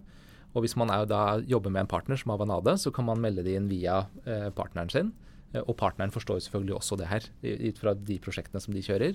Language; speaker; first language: Norwegian; native; Norwegian